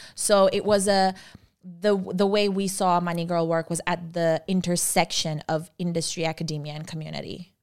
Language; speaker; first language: English; non-native, local second language; Urdu